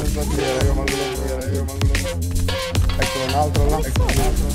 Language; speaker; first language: Italian; native; Italian